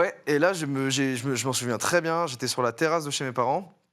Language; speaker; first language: French; native; French